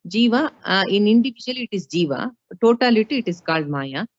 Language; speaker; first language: English; non-native, local second language; Kannada